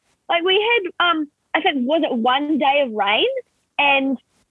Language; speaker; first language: English; native; English